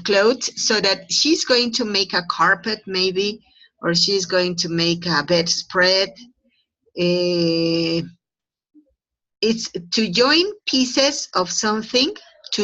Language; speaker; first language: English; non-native, fluent; Spanish